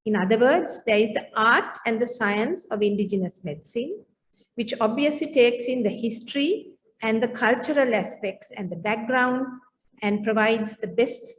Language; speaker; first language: English; non-native, local second language; Sinhala